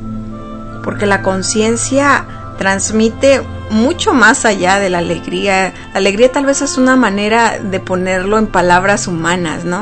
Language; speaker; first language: Spanish; native; Spanish